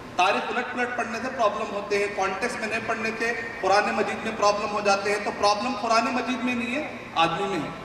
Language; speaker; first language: Urdu; native; Urdu